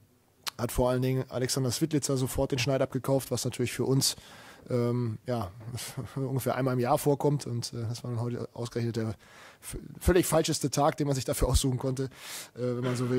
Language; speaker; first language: German; native; German